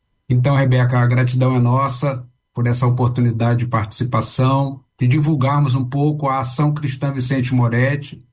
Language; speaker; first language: Portuguese; native; Portuguese